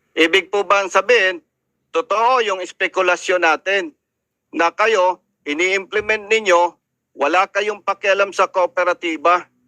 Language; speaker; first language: Filipino; native; Filipino